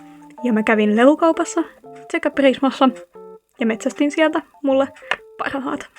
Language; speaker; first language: Finnish; native; Finnish